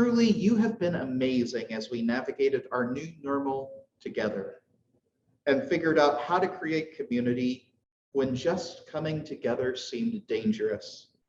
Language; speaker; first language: English; native; English